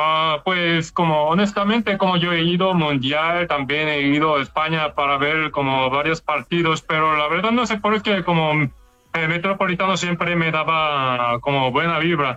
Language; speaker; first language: Spanish; non-native, fluent; Korean